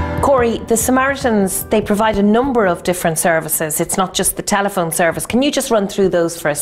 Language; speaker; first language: English; native; English